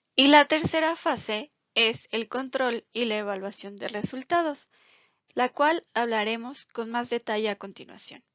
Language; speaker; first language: Spanish; native; Spanish